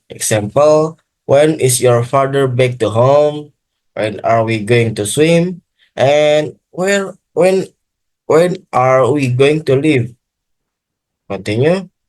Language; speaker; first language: English; non-native, learner; Indonesian